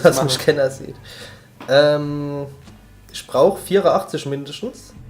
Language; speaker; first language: German; native; German